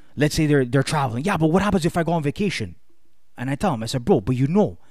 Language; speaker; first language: English; native; English